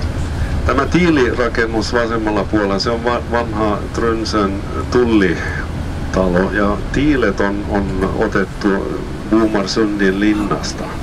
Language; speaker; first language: Finnish; non-native, local second language; Swedish